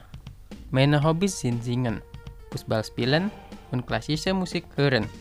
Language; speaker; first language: German; non-native, fluent; Indonesian